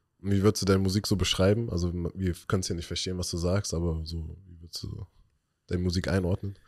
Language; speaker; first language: German; early bilingual, other home language; Persian